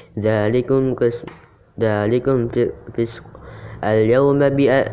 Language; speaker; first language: Arabic; non-native, learner; Indonesian